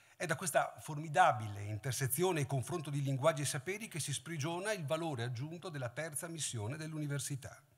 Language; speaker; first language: Italian; native; Italian